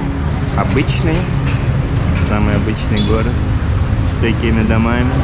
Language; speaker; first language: Russian; native; Russian